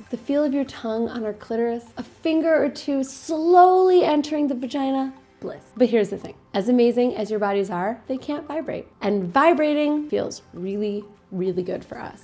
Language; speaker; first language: English; native; English